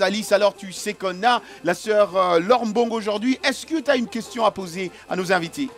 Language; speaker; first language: French; native; French